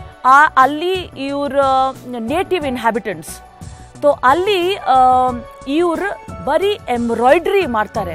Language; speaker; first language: Kannada; non-native, local second language; Hindi